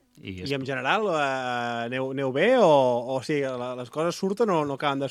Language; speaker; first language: Catalan; native; Catalan